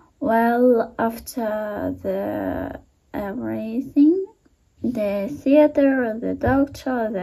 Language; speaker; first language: English; non-native, learner; Russian